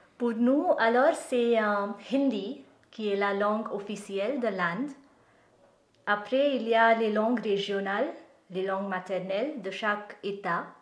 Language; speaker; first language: French; non-native, fluent; Marathi